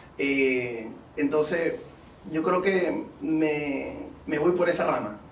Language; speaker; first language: Spanish; native; Spanish